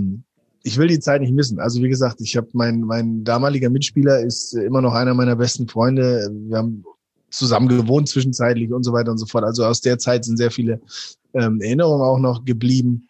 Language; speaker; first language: German; native; German